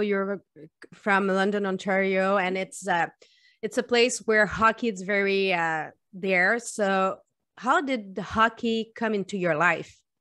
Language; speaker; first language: English; non-native, fluent; French